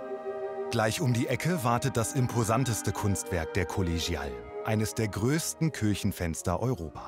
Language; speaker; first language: German; native; German